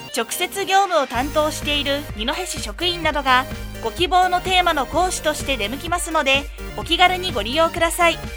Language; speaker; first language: Japanese; native; Japanese